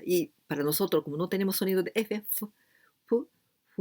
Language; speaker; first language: Spanish; non-native, fluent; Japanese